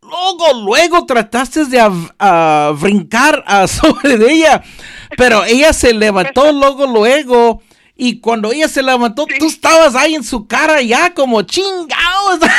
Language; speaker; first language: Spanish; early bilingual, heritage; Spanish